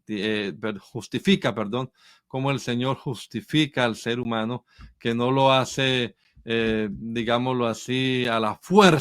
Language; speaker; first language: Spanish; native; Spanish